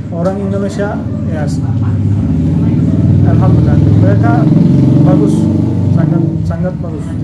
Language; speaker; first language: Indonesian; non-native, learner; Turkish